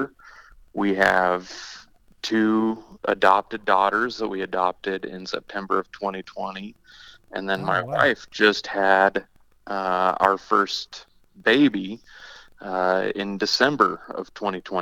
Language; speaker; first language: English; native; English